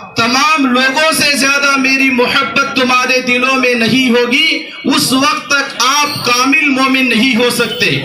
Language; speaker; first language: Urdu; native; Urdu